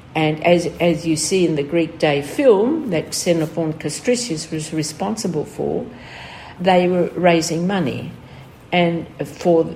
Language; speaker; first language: English; early bilingual, other home language; Greek